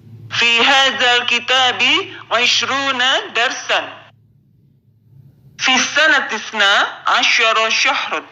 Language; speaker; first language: Arabic; non-native, fluent; Indonesian